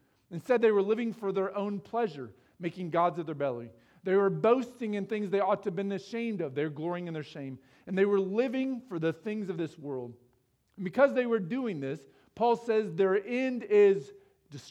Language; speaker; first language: English; native; English